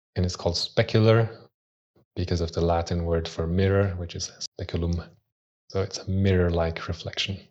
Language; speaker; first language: English; early bilingual, other home language; Swiss German